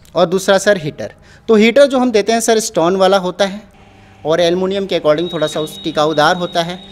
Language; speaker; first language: Hindi; native; Hindi